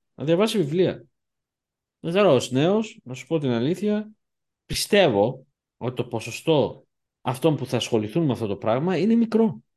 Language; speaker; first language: Greek; early bilingual, heritage; Greek